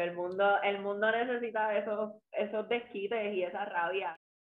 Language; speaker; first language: Spanish; early bilingual, heritage; Spanish